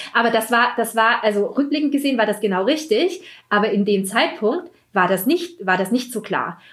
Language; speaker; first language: German; early bilingual, other home language; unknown